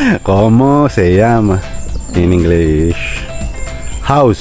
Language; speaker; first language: Spanish; non-native, learner; Filipino